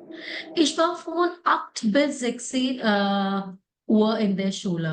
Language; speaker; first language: German; non-native, fluent; Malayalam